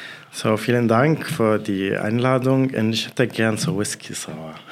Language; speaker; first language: German; non-native, fluent; Arabic